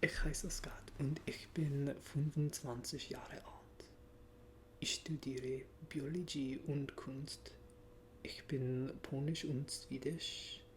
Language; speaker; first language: German; non-native, learner; English